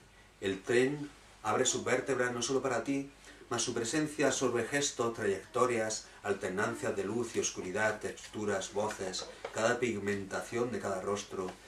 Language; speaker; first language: Spanish; native; Spanish